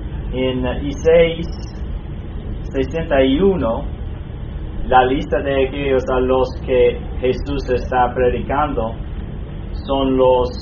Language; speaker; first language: Spanish; non-native, fluent; English